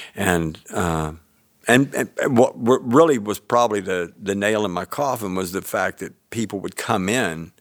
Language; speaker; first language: English; native; English